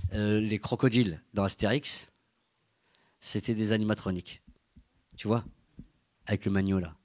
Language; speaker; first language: French; native; French